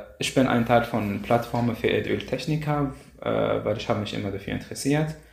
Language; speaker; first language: German; non-native, fluent; Arabic